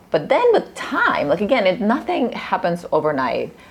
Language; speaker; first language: English; early bilingual, other home language; Russian